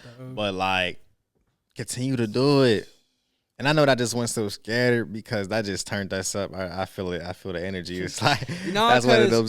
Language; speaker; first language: English; native; English